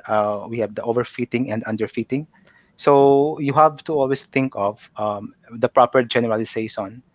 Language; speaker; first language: English; non-native, local second language; Cebuano